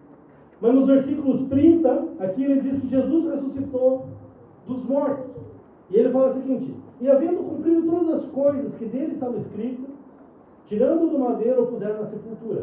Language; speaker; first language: Portuguese; native; Portuguese